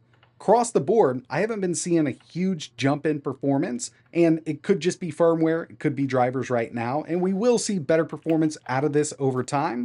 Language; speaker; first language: English; native; English